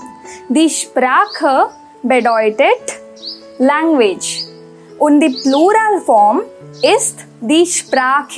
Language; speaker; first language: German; non-native, fluent; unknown